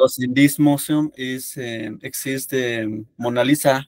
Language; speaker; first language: English; non-native, learner; Spanish